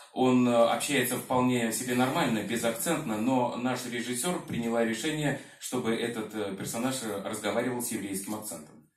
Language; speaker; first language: Russian; native; Russian